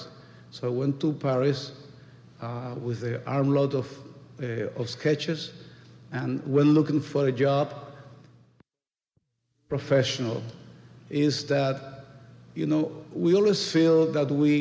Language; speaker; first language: English; non-native, fluent; Spanish